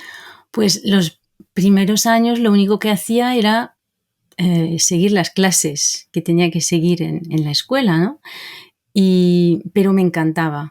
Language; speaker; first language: Spanish; non-native, fluent; French